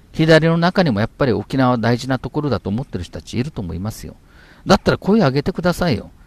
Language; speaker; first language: Japanese; native; Japanese